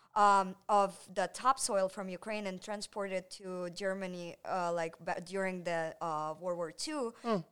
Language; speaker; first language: English; non-native, fluent; Ukrainian